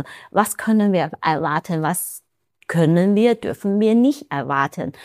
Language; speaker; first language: German; non-native, fluent; Chinese